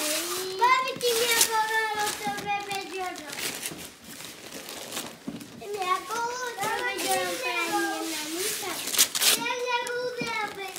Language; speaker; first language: Spanish; native; Spanish